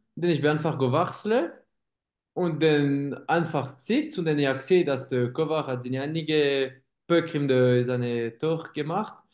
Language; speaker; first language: German; non-native, local second language; French